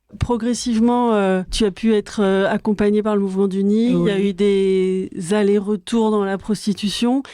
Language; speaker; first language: French; native; French